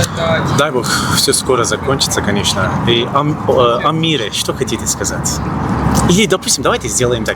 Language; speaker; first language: Russian; non-native, learner; Turkish